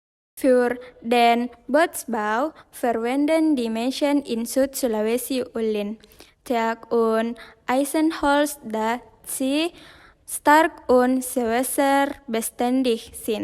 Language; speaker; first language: German; non-native, learner; Indonesian